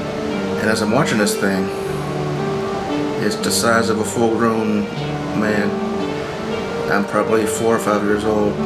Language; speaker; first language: English; native; English